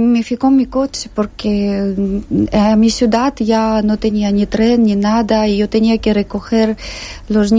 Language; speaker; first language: Spanish; non-native, learner; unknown